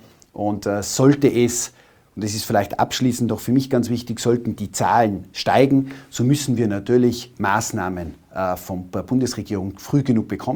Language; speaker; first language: German; native; German